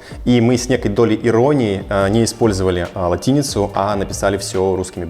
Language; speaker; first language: Russian; native; Russian